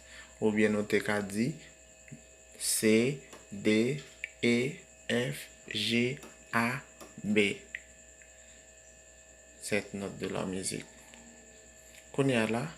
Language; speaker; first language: French; non-native, learner; Haitian Creole